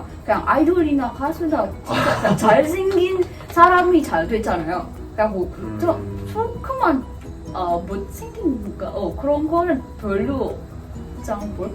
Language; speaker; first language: Korean; non-native, learner; Indonesian